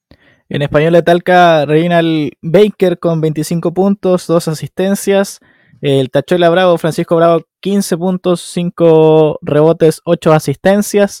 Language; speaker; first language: Spanish; native; Spanish